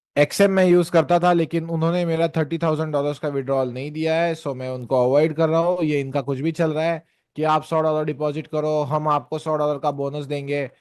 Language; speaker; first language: Hindi; non-native, local second language; Marathi